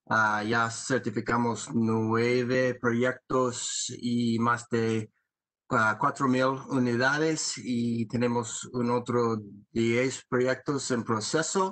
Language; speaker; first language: Spanish; non-native, learner; English